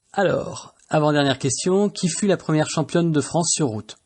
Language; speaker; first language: French; native; French